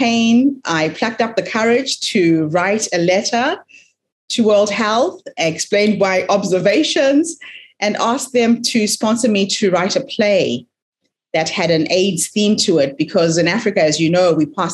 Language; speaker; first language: English; non-native, local second language; Shona